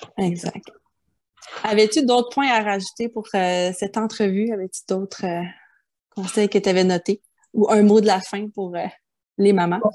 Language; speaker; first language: French; native; French